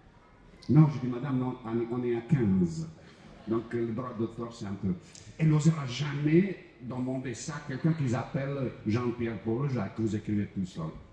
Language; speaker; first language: French; non-native, fluent; Croatian